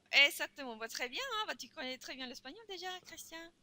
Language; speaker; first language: French; non-native, fluent; Spanish